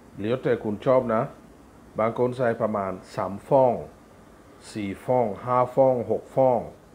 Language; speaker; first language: Thai; non-native, fluent; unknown